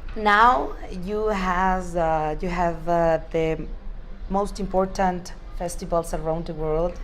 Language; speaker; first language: English; non-native, learner; Spanish